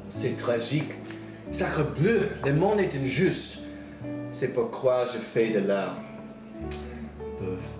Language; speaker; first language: French; non-native, learner; English